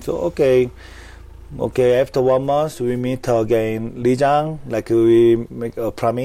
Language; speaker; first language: English; non-native, learner; Korean